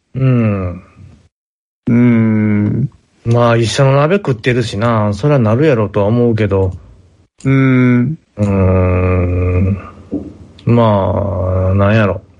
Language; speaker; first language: Japanese; native; Japanese